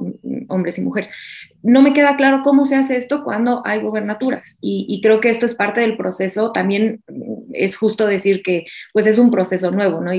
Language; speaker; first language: Spanish; native; Spanish